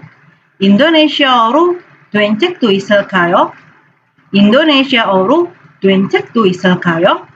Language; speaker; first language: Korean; non-native, fluent; Indonesian